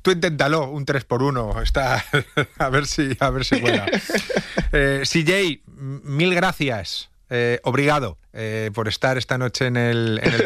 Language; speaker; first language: Spanish; native; Spanish